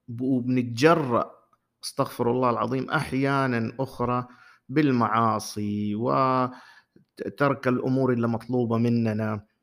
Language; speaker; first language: Arabic; native; Arabic